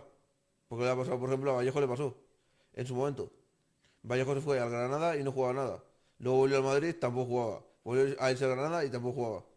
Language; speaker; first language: Spanish; native; Spanish